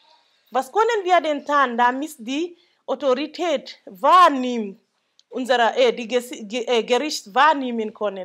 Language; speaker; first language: German; non-native, local second language; Mandingo